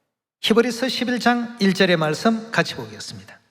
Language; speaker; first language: Korean; native; Korean